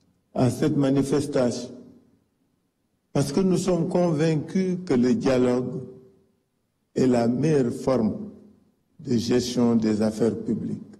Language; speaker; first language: French; non-native, local second language; Wolof